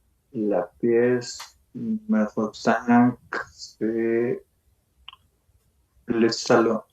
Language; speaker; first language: French; non-native, learner; Spanish